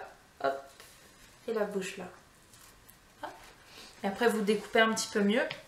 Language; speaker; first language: French; native; French